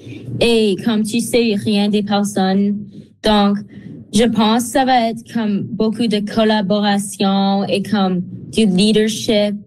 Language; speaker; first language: French; non-native, local second language; English